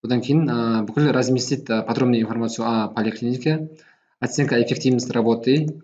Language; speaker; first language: Russian; non-native, local second language; Kazakh